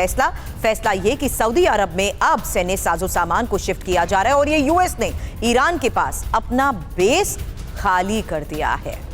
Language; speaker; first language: Hindi; native; Hindi